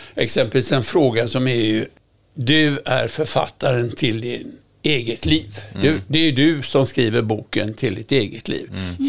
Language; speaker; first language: Swedish; native; Swedish